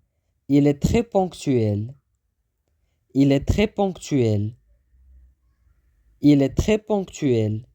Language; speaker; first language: French; non-native, fluent; Arabic